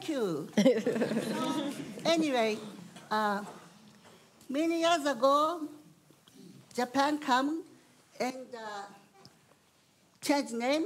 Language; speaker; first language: English; non-native, learner; Japanese